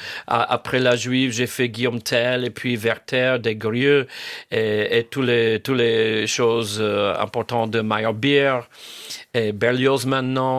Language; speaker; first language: French; non-native, learner; English